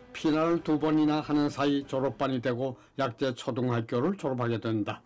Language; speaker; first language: Korean; native; Korean